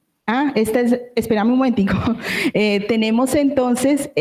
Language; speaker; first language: Spanish; native; Spanish